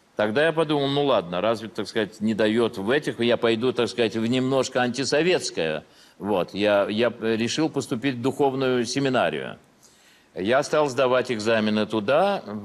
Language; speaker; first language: Russian; early bilingual, heritage; Russian